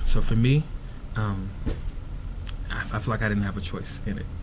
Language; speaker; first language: English; early bilingual, other home language; Spanish